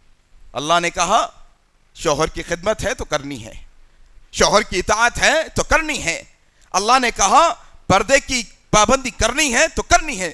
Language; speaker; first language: Urdu; native; Urdu